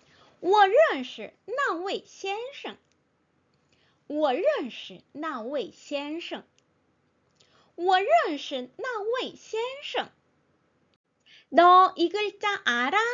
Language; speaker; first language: Chinese; non-native, fluent; Korean